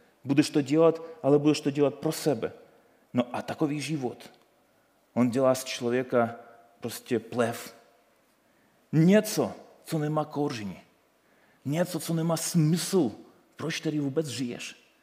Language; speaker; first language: Ukrainian; native; Ukrainian